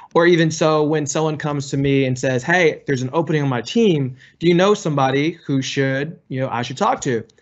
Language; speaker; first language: English; native; English